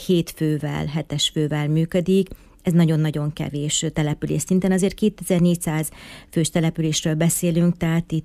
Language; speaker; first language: Hungarian; native; Hungarian